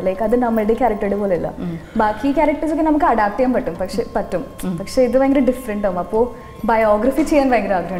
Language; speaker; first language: Malayalam; non-native, local second language; Hindi